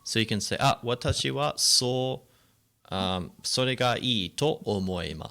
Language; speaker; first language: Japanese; non-native, fluent; English